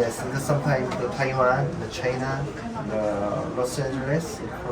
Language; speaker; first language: English; non-native, learner; Korean